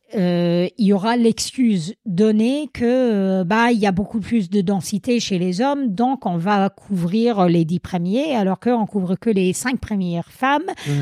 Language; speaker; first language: French; non-native, fluent; English